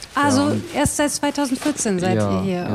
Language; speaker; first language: German; native; German